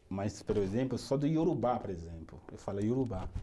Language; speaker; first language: Portuguese; non-native, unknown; Yoruba